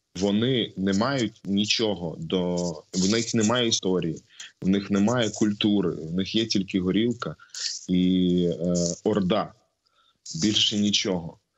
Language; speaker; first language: Ukrainian; non-native, local second language; Russian